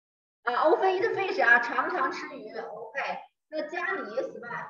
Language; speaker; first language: Chinese; non-native, fluent; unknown